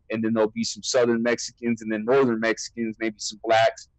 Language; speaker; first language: English; native; English